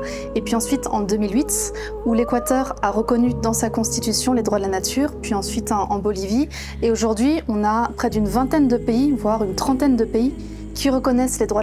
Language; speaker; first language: French; native; French